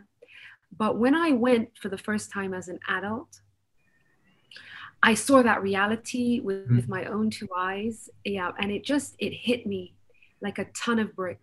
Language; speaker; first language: English; native; English